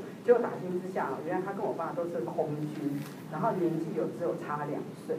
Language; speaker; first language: Chinese; native; Chinese